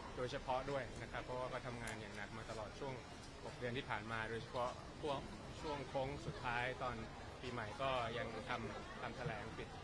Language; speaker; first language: Thai; native; Thai